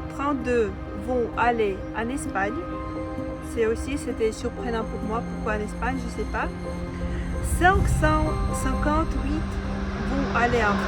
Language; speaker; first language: French; non-native, fluent; Russian